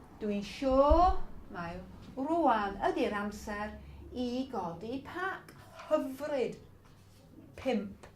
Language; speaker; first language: Welsh; native; Welsh